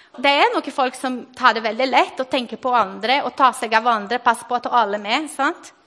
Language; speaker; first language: Norwegian; non-native, fluent; Portuguese